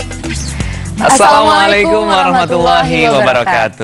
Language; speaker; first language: Indonesian; native; Indonesian